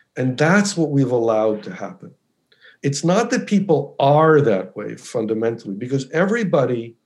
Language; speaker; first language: English; native; English